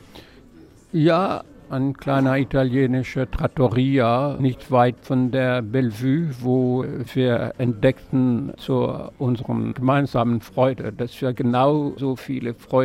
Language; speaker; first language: German; non-native, fluent; French